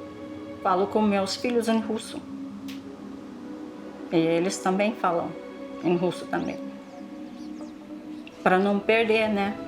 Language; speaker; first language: Portuguese; non-native, local second language; Russian